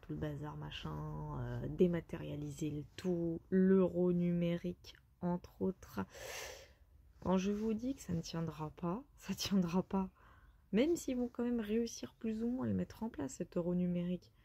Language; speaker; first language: French; native; French